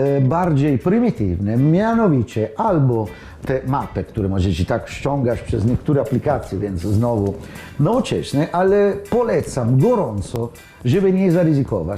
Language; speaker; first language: Polish; non-native, learner; Italian